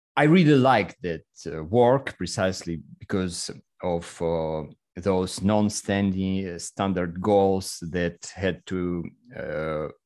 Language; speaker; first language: English; non-native, learner; Russian